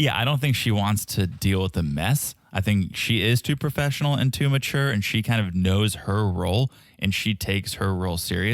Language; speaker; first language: English; native; English